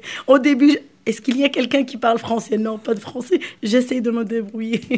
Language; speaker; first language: French; non-native, local second language; Arabic